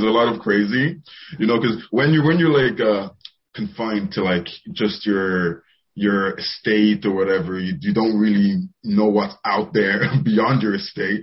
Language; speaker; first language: English; native; English